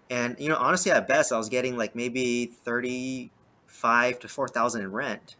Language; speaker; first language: English; native; English